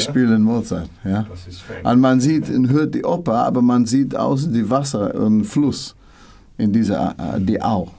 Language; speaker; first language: German; non-native, learner; English